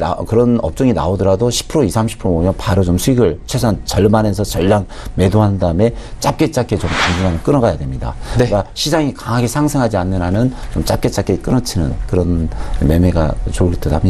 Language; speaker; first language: Korean; native; Korean